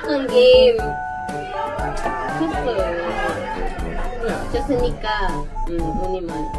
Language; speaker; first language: Korean; non-native, learner; Filipino